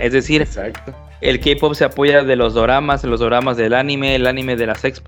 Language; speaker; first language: Spanish; native; Spanish